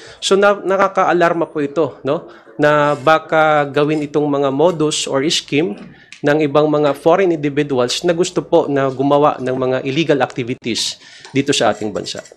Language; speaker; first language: Filipino; native; Filipino